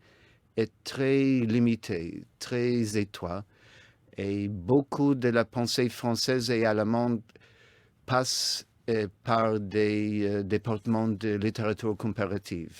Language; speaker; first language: French; non-native, fluent; English